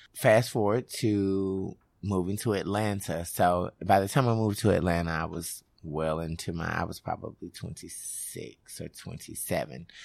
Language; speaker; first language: English; native; English